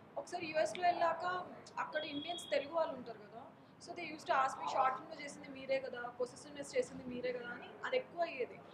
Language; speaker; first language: Telugu; non-native, local second language; Marathi